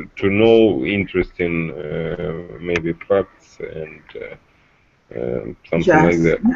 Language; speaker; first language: English; non-native, learner; Russian